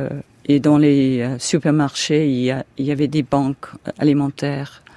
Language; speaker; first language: French; non-native, fluent; English